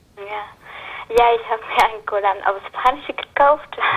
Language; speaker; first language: German; non-native, learner; Spanish